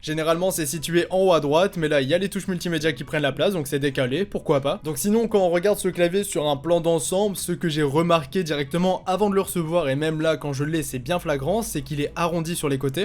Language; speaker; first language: French; native; French